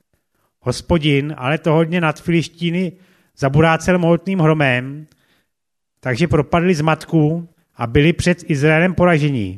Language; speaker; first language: Czech; native; Czech